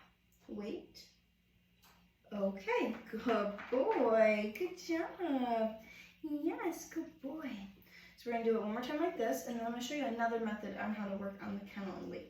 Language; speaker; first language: English; native; English